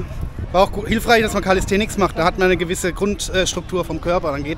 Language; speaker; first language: German; native; German